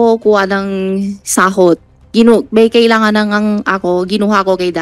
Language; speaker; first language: Filipino; non-native, learner; Chinese